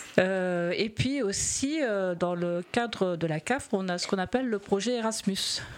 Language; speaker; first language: French; native; French